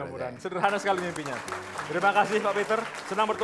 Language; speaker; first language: Indonesian; native; Indonesian